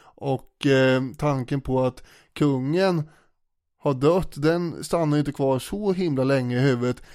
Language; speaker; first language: Swedish; native; Swedish